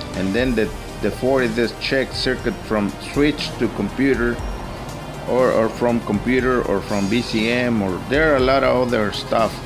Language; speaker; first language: English; non-native, fluent; Spanish